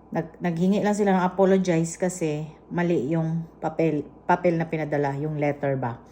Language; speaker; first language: Filipino; native; Filipino